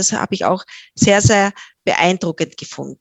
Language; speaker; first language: German; native; German